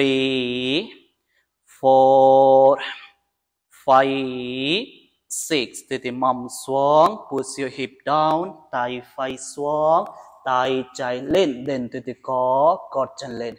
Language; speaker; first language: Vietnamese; non-native, learner; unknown